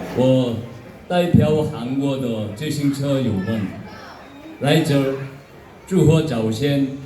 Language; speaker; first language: Chinese; non-native, learner; Korean